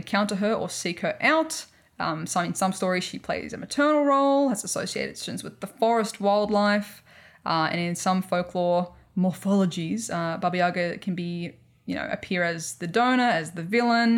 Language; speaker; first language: English; native; English